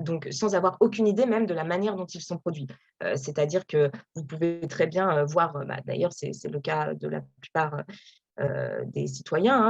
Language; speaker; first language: French; native; French